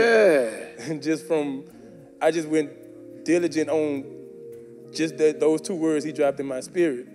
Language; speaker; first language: English; native; English